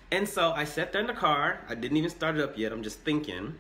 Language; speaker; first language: English; native; English